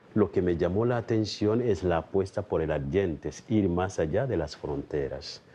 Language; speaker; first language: Spanish; non-native, fluent; Kikuyu